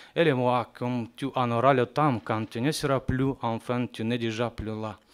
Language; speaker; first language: French; non-native, fluent; Russian